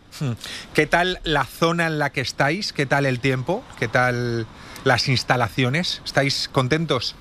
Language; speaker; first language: Spanish; native; Spanish